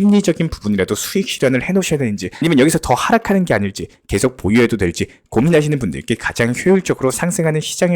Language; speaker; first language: Korean; native; Korean